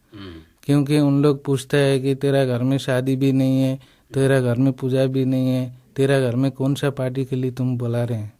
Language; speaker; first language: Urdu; non-native, learner; Nepali